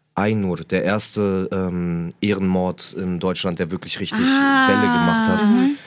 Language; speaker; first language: German; early bilingual, other home language; Arabic